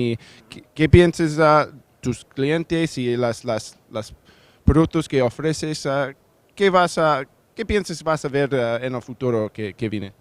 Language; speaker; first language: Spanish; non-native, learner; English